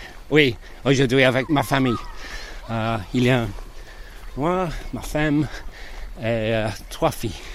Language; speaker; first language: French; non-native, learner; English